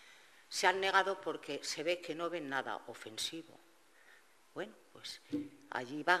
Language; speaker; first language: Spanish; native; Spanish